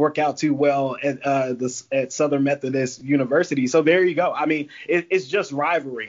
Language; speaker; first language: English; native; English